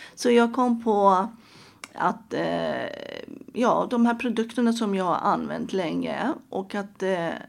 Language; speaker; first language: Swedish; non-native, fluent; Persian